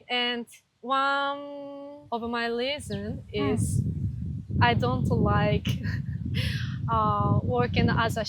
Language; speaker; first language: English; non-native, learner; Japanese